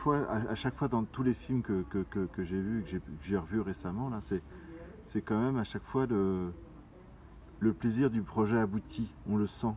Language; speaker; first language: French; native; French